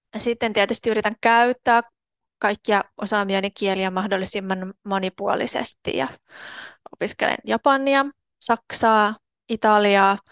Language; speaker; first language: Finnish; non-native, fluent; Russian